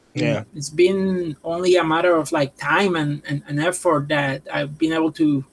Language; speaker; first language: English; non-native, fluent; Spanish